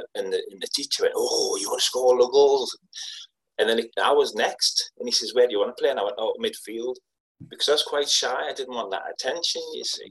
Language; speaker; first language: English; native; English